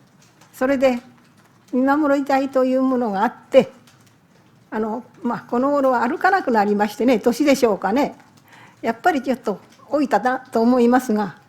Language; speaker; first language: Japanese; native; Japanese